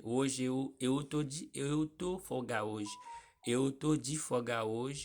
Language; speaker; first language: Portuguese; non-native, learner; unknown